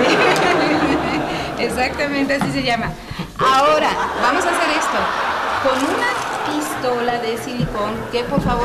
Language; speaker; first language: Spanish; native; Spanish